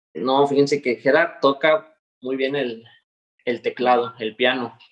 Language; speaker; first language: Spanish; native; Spanish